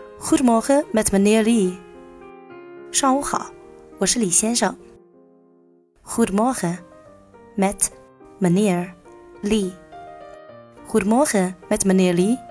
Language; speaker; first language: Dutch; non-native, learner; Chinese